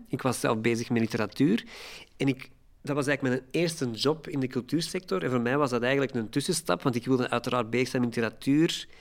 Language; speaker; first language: Dutch; native; Dutch